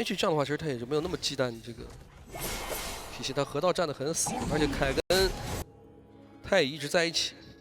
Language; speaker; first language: Chinese; native; Chinese